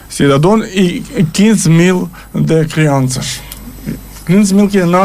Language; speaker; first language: Portuguese; non-native, learner; Ukrainian